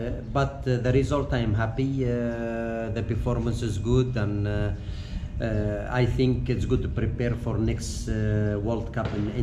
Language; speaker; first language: English; non-native, fluent; Arabic